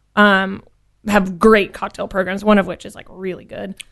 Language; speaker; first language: English; native; English